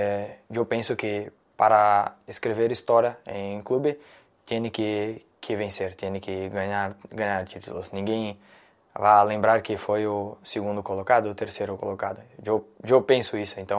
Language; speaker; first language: Spanish; non-native, learner; Portuguese